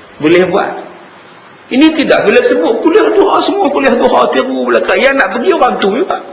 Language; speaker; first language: Malay; native; Malay